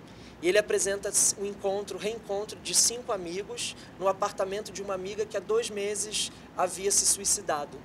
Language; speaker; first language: Portuguese; native; Portuguese